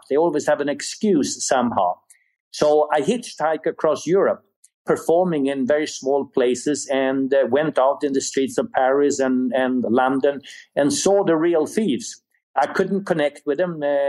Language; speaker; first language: English; non-native, fluent; Swedish